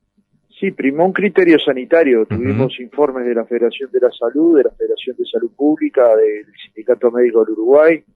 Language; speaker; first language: Spanish; native; Spanish